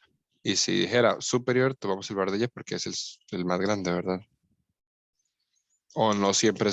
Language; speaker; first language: Spanish; native; Spanish